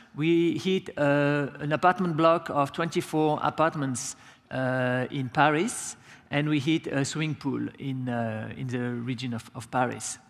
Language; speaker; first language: English; non-native, fluent; French